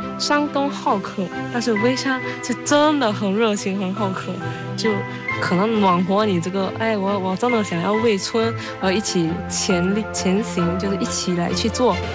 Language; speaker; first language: Chinese; non-native, fluent; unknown